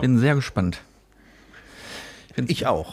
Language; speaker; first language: German; native; German